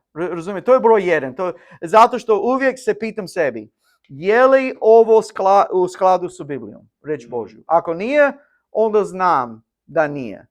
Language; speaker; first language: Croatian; non-native, learner; English